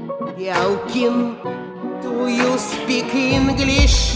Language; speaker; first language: English; non-native, fluent; Russian